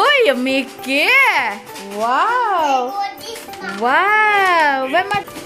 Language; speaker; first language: Swedish; non-native, learner; Filipino